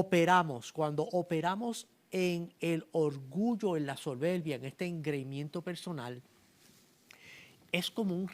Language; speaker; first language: Spanish; native; Spanish